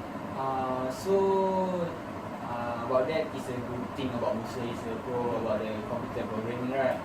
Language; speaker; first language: English; non-native, learner; Malay